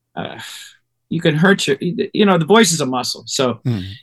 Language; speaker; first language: English; native; English